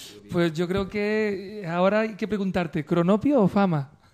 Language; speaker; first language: Spanish; native; Spanish